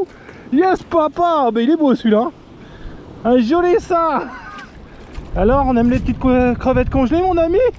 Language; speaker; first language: French; native; French